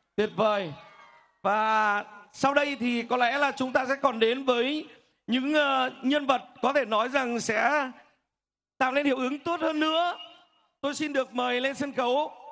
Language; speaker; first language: Vietnamese; native; Vietnamese